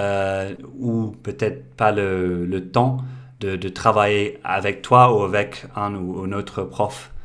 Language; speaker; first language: French; non-native, fluent; English